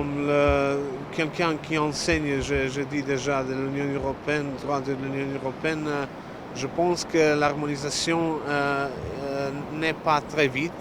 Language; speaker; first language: French; non-native, learner; Serbian